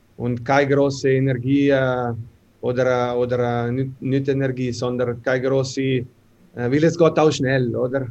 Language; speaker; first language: German; non-native, local second language; Italian